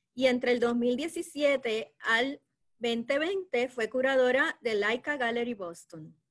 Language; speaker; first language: Spanish; native; Spanish